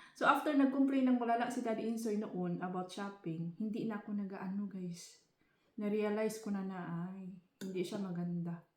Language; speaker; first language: Filipino; non-native, local second language; Cebuano